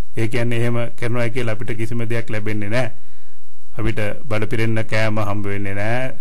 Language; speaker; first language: Sinhala; non-native, local second language; Tamil